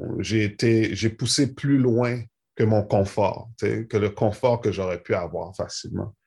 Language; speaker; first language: French; native; French